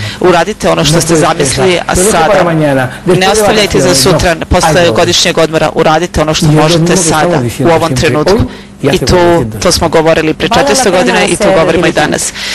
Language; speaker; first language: Serbian; non-native, fluent; Spanish